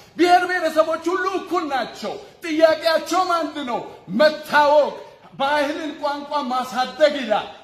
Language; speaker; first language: Amharic; non-native, local second language; Wolaytta